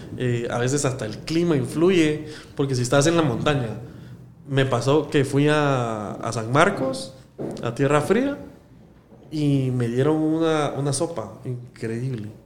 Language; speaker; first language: Spanish; native; Spanish